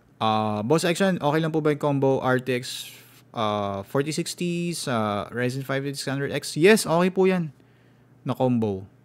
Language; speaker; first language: Filipino; non-native, local second language; Cebuano